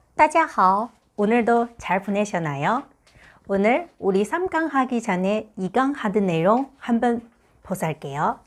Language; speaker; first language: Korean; non-native, fluent; Chinese